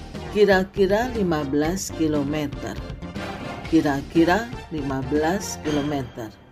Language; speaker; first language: Arabic; non-native, fluent; Indonesian